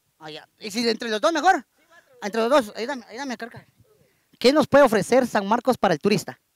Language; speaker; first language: Spanish; native; Spanish